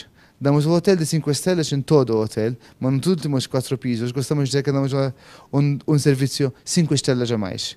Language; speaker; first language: Portuguese; non-native, fluent; Maltese